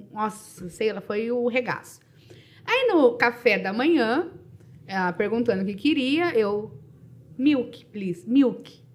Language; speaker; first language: Portuguese; native; Portuguese